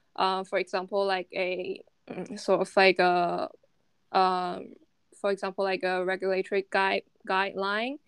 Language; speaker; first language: English; non-native, fluent; Chinese